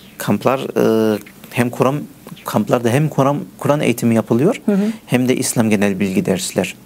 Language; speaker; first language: Turkish; early bilingual, heritage; Turkish